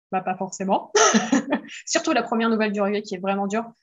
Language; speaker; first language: French; early bilingual, other home language; Greek